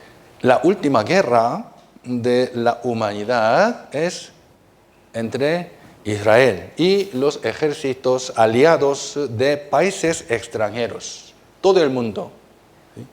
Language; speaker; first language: Spanish; non-native, fluent; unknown